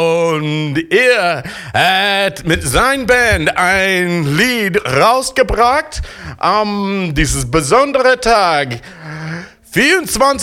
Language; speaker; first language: German; non-native, fluent; English